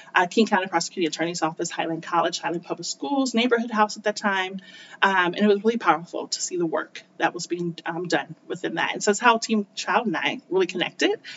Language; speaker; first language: English; native; English